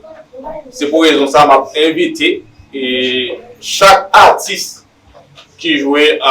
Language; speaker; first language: French; non-native, learner; Haitian Creole